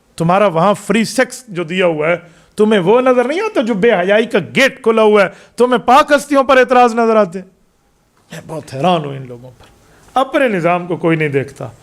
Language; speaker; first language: Urdu; non-native, local second language; Punjabi